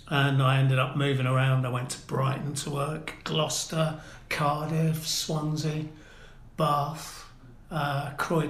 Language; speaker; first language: English; native; English